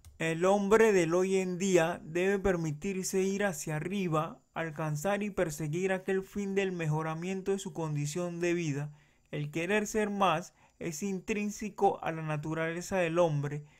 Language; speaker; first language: Spanish; native; Spanish